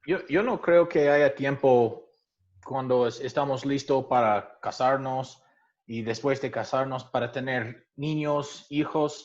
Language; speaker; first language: Spanish; non-native, fluent; English